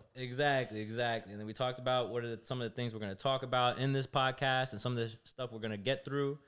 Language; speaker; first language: English; native; English